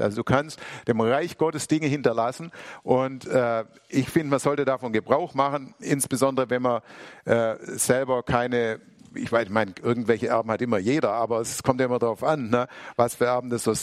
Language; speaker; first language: German; native; German